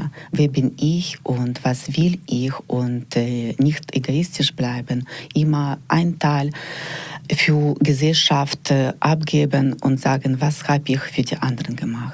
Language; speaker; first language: German; non-native, learner; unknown